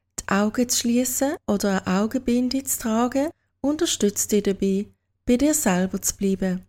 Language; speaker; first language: German; native; German